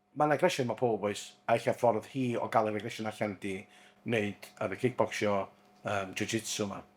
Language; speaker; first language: Welsh; native; Welsh